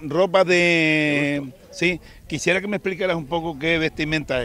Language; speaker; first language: Spanish; native; Spanish